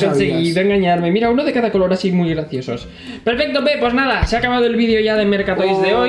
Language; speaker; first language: Spanish; native; Spanish